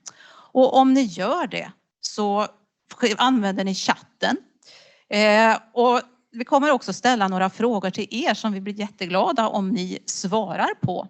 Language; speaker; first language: Swedish; native; Swedish